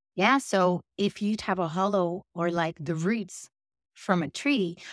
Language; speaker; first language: English; non-native, fluent; Dutch